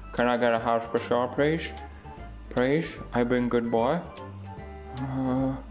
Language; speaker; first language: English; non-native, fluent; Swedish